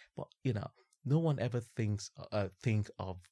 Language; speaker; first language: English; non-native, local second language; Yoruba